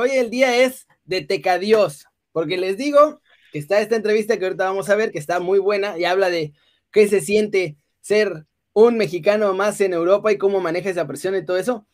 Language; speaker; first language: Spanish; native; Spanish